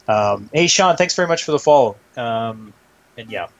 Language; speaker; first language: English; native; English